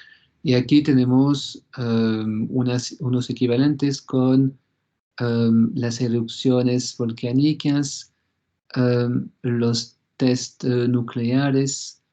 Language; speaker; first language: Spanish; non-native, fluent; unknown